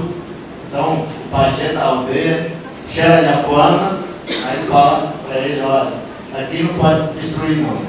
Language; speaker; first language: Portuguese; non-native, local second language; Yanomámi